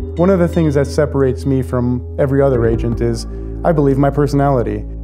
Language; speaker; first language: English; native; English